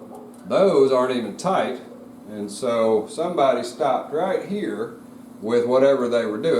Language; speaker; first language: English; native; English